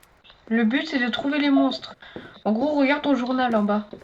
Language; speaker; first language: French; native; French